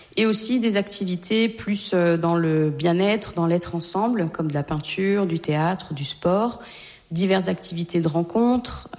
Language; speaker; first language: French; native; French